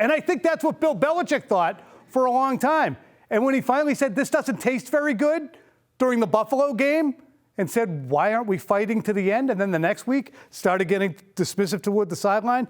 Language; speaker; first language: English; native; English